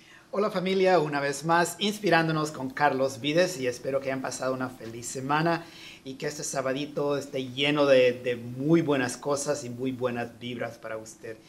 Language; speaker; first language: Spanish; native; Spanish